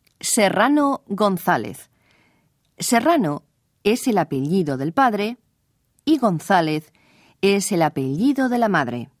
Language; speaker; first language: Spanish; native; Spanish